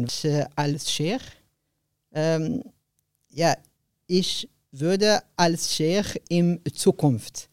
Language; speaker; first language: German; non-native, learner; Arabic